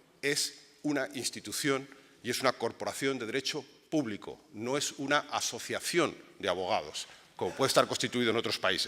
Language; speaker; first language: Spanish; native; Spanish